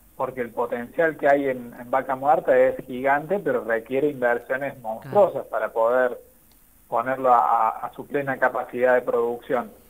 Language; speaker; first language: Spanish; native; Spanish